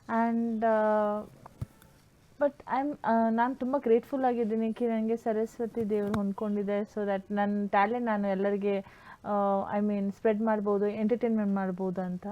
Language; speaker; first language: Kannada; non-native, learner; Hindi